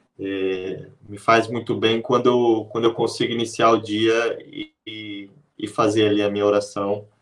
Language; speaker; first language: Portuguese; native; Portuguese